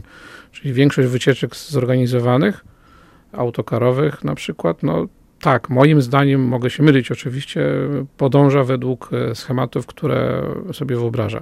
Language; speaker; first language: Polish; native; Polish